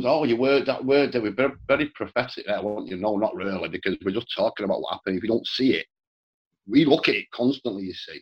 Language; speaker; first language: English; native; English